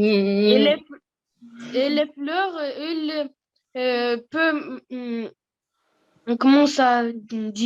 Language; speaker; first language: French; non-native, learner; Russian